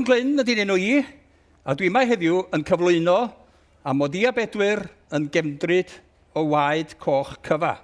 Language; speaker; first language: Welsh; native; Welsh